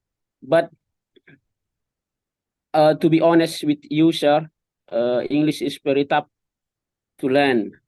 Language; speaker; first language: English; non-native, learner; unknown